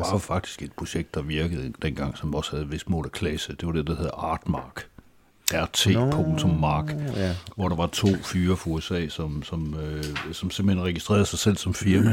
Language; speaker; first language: Danish; native; Danish